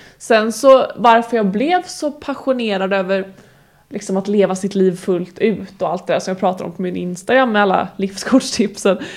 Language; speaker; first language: Swedish; native; Swedish